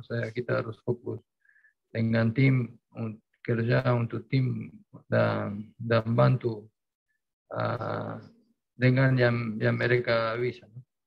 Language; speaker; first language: Indonesian; non-native, fluent; Spanish